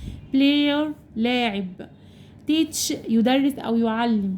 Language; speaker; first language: Arabic; native; Arabic